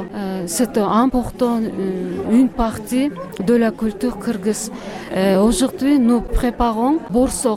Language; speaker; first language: French; non-native, learner; Kyrgyz